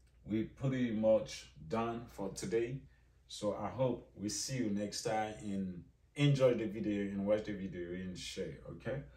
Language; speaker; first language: English; non-native, fluent; Haitian Creole